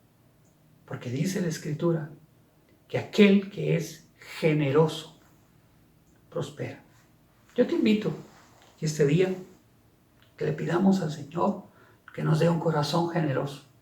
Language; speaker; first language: Spanish; native; Spanish